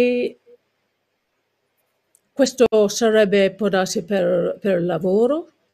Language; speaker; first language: Italian; non-native, fluent; English